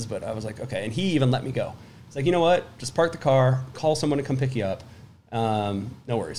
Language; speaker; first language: English; native; English